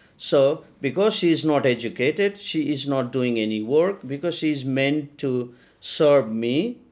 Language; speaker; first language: English; non-native, local second language; Nepali